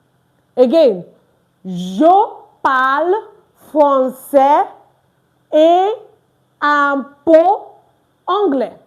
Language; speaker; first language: French; non-native, fluent; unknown